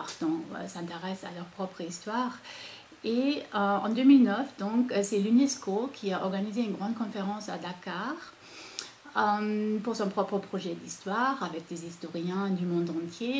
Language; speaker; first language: French; non-native, fluent; German